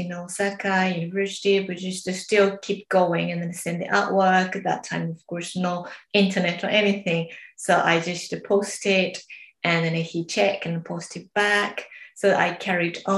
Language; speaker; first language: English; non-native, learner; Japanese